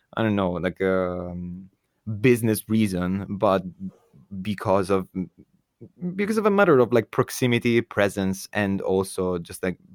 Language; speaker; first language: English; non-native, fluent; Italian